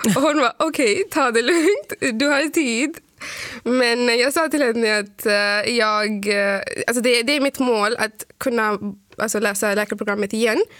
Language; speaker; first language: Swedish; non-native, fluent; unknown